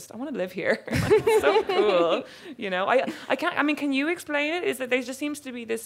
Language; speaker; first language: English; native; English